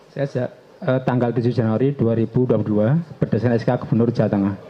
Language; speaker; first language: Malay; non-native, local second language; Javanese